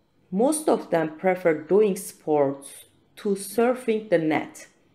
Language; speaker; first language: English; non-native, fluent; Turkish